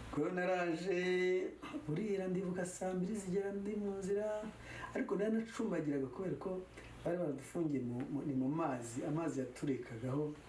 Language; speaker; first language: Kinyarwanda; native; Kinyarwanda